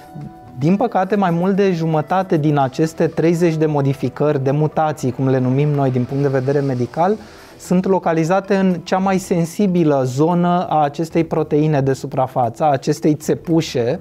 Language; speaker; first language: Romanian; native; Romanian